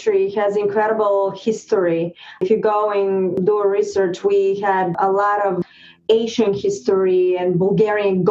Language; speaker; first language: English; non-native, fluent; Bulgarian